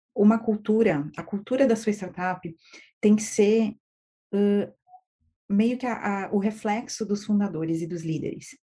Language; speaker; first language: Portuguese; native; Portuguese